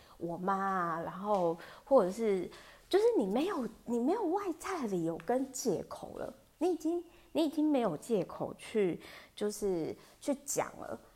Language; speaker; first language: Chinese; native; Chinese